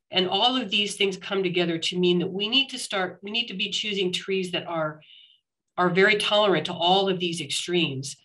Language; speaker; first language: English; native; English